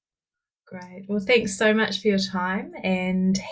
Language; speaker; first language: English; native; English